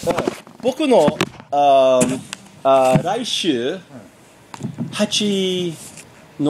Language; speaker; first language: Japanese; non-native, learner; English